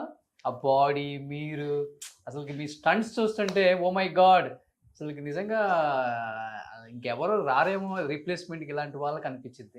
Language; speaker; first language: Telugu; native; Telugu